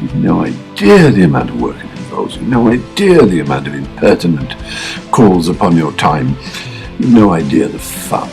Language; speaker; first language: English; native; English